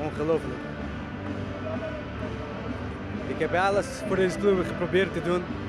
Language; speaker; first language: Dutch; non-native, learner; Portuguese